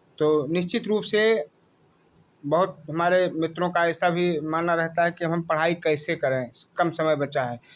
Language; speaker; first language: Hindi; native; Hindi